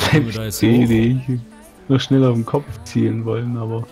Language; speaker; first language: German; native; German